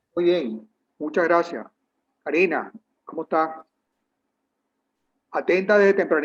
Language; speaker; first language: Spanish; native; Spanish